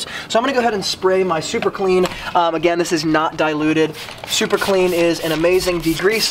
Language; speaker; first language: English; native; English